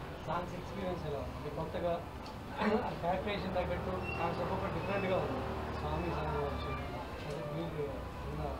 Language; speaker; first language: Telugu; native; Telugu